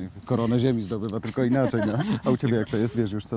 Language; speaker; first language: Polish; native; Polish